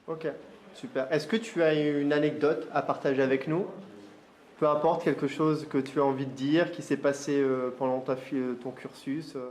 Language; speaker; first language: French; native; French